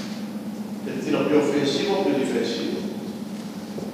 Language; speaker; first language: Italian; native; Italian